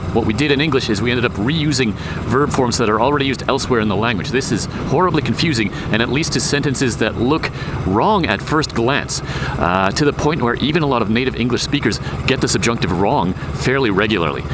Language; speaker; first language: English; native; English